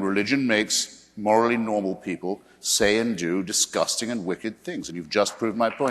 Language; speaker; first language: English; native; English